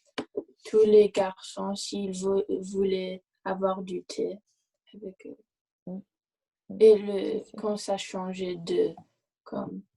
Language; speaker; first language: French; non-native, learner; English